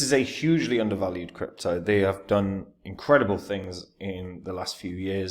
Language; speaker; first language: English; native; English